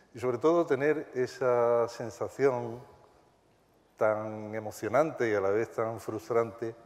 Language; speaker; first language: Spanish; native; Spanish